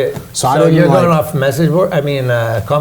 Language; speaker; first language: English; native; English